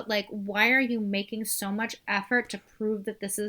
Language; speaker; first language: English; native; English